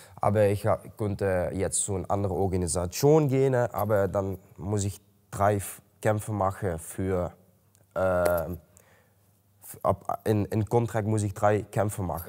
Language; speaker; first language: German; non-native, learner; Dutch